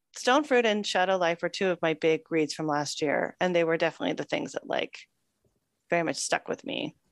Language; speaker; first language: English; native; English